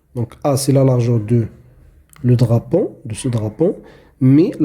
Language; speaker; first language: French; non-native, local second language; Arabic